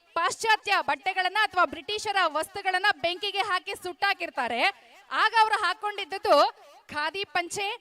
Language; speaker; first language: Kannada; native; Kannada